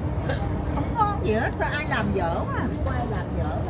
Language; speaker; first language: Vietnamese; native; Vietnamese